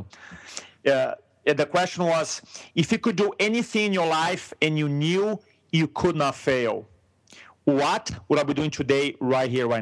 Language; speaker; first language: English; non-native, fluent; Portuguese